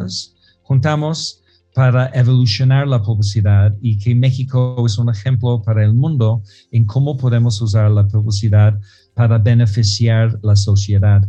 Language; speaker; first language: Spanish; non-native, fluent; English